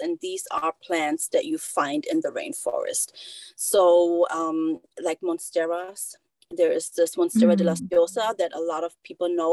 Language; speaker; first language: English; non-native, fluent; German